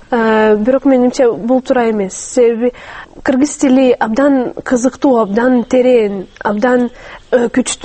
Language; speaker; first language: Kyrgyz; non-native, learner; Russian